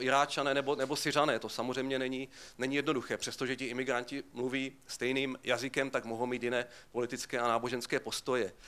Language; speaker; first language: Czech; native; Czech